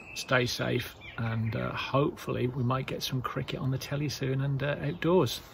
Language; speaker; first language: English; native; English